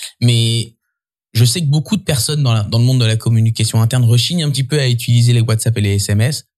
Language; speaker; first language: French; native; French